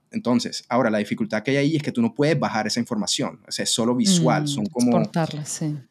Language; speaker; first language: Spanish; native; Spanish